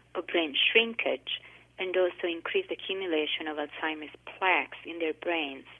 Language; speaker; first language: English; non-native, fluent; Italian